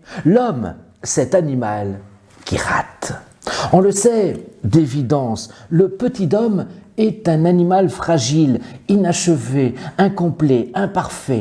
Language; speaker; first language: French; native; French